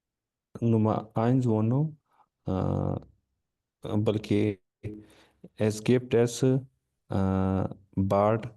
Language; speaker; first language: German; non-native, learner; Hindi